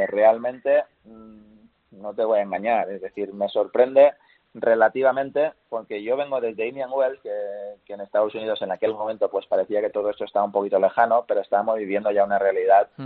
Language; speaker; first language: Spanish; native; Spanish